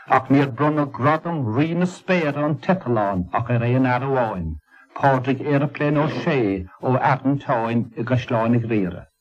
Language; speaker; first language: Irish; native; Irish